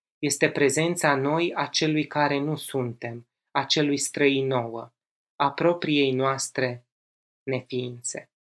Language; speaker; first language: Romanian; native; Romanian